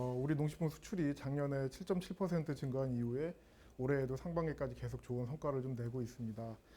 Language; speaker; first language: Korean; native; Korean